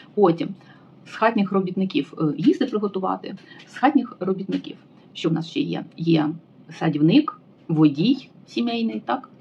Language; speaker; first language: Ukrainian; native; Ukrainian